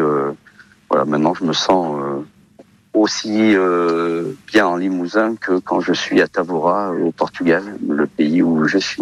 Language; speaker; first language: French; early bilingual, other home language; Portuguese